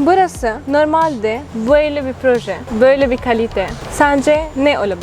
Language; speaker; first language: Turkish; non-native, learner; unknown